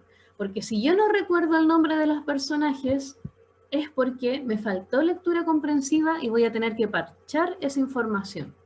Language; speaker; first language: Spanish; native; Spanish